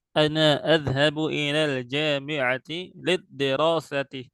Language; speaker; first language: Arabic; non-native, fluent; Indonesian